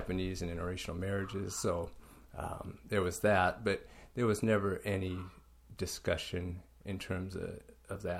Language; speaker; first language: English; native; English